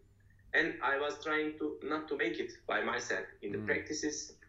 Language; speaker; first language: English; non-native, fluent; Turkish